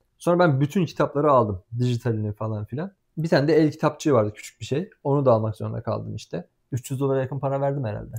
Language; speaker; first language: Turkish; native; Turkish